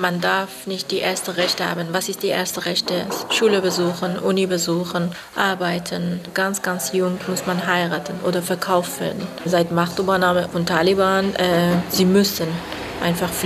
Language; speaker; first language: German; non-native, fluent; Persian